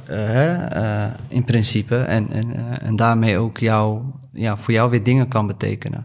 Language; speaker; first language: Dutch; early bilingual, other home language; Arabic